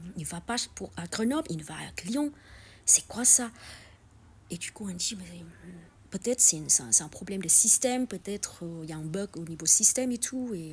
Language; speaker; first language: French; non-native, fluent; Vietnamese